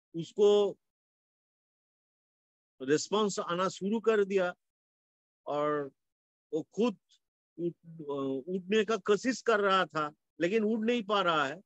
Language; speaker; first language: Hindi; non-native, local second language; Bangla